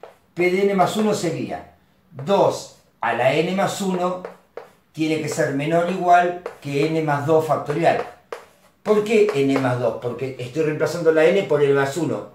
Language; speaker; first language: Spanish; native; Spanish